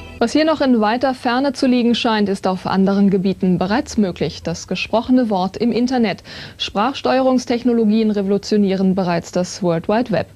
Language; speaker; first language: German; native; German